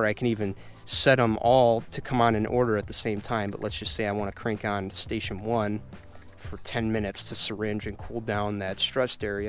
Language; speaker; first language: English; native; English